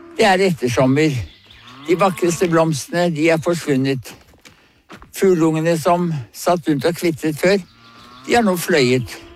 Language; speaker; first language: Norwegian; native; Norwegian